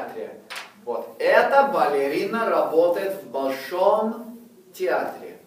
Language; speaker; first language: Russian; non-native, fluent; English